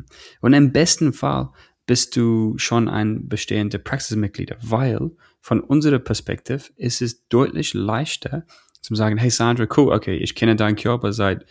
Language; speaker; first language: German; non-native, fluent; English